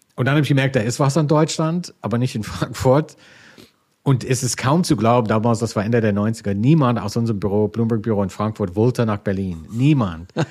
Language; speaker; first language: German; non-native, fluent; English